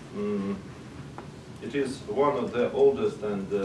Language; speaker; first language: English; non-native, learner; Russian